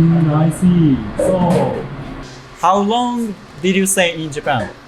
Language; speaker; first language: English; non-native, learner; Japanese